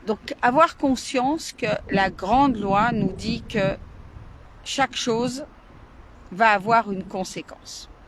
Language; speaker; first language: French; native; French